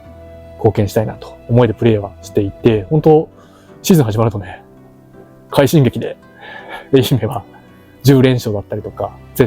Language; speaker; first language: Japanese; native; Japanese